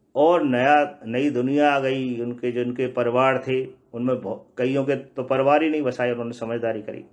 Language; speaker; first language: Hindi; native; Hindi